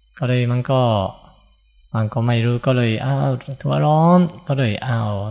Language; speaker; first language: Thai; non-native, fluent; Japanese